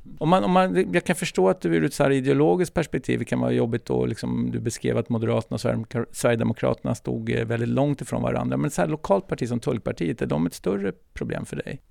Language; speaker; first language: Swedish; native; Swedish